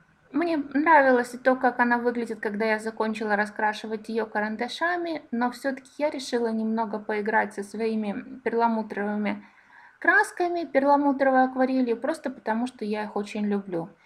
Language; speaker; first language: Russian; native; Russian